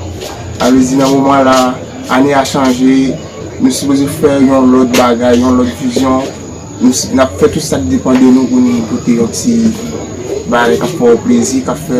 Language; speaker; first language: French; non-native, learner; Haitian Creole